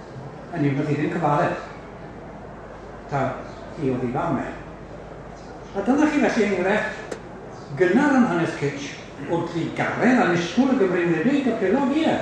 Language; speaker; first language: Welsh; native; Welsh